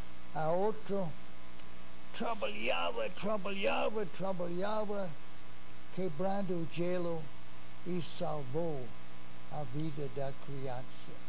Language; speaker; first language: Portuguese; non-native, fluent; English